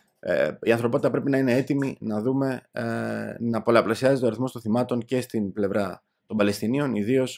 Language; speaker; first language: Greek; native; Greek